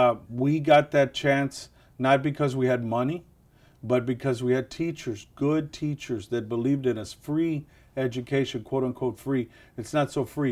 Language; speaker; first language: English; native; English